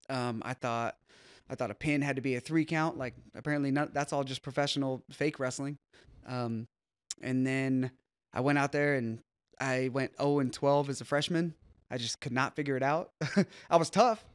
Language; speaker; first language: English; native; English